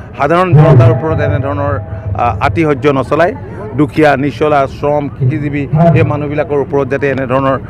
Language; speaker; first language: Assamese; native; Assamese